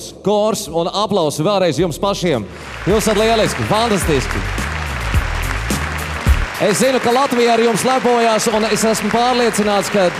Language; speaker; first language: Latvian; native; Latvian